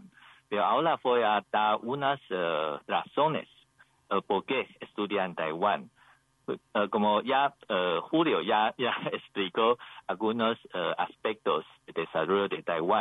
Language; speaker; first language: Spanish; non-native, learner; Chinese